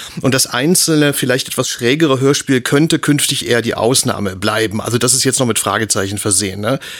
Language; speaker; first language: German; native; German